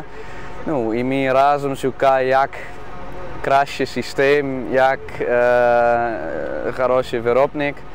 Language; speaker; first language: Ukrainian; non-native, learner; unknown